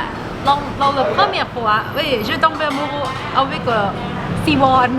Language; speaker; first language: French; non-native, learner; Thai